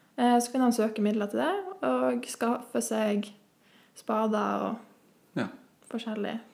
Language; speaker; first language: Norwegian; native; Norwegian